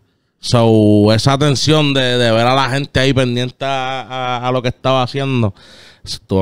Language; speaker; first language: Spanish; native; Spanish